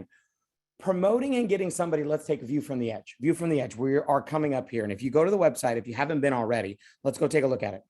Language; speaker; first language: English; native; English